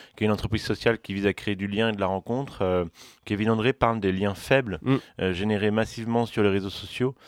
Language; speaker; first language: French; native; French